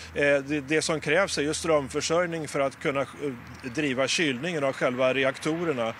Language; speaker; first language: Swedish; native; Swedish